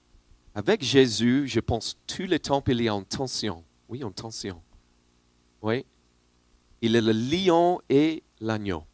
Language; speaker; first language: French; non-native, learner; English